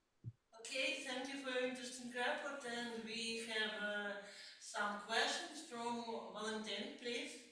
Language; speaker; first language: English; non-native, learner; Ukrainian